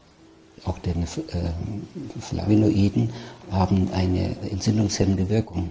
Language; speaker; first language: German; native; German